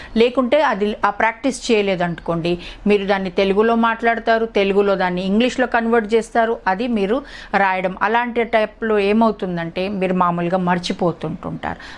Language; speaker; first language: Telugu; early bilingual, heritage; Telugu